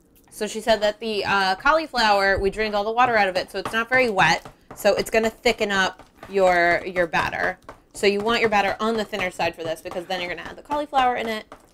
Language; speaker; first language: English; early bilingual, other home language; Italian